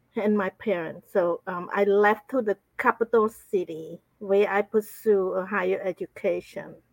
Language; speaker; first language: English; non-native, fluent; Khmer